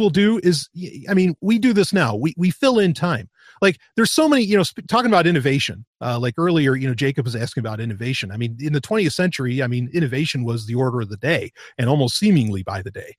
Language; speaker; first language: English; native; English